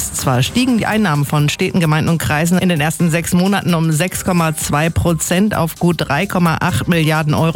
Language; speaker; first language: German; native; German